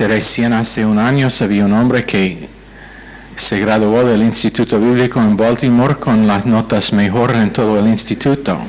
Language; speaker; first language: Spanish; non-native, fluent; English